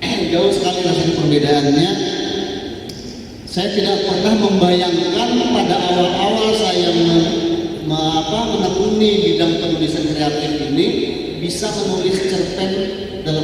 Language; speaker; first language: Indonesian; non-native, local second language; Banjar